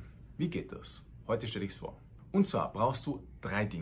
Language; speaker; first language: German; non-native, fluent; Spanish